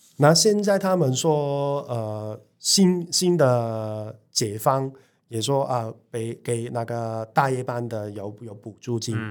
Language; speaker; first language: Chinese; non-native, local second language; Cantonese